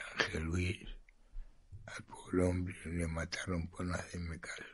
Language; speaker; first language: Spanish; native; Spanish